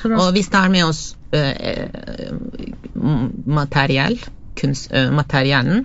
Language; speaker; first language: Norwegian; non-native, fluent; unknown